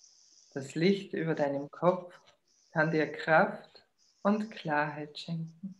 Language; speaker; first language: German; native; German